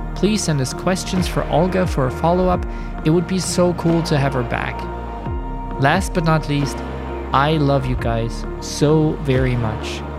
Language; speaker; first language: English; non-native, fluent; German